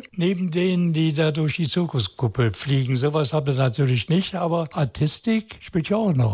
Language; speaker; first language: German; native; German